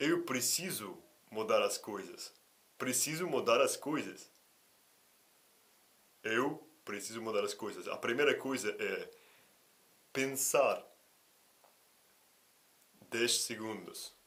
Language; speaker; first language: Portuguese; non-native, fluent; Russian